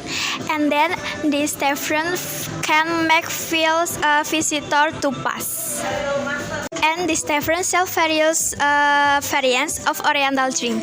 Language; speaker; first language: English; non-native, learner; Indonesian